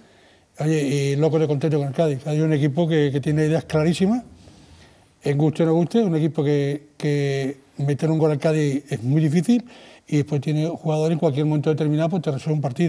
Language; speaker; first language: Spanish; native; Spanish